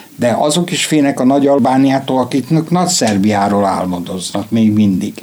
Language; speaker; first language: Hungarian; native; Hungarian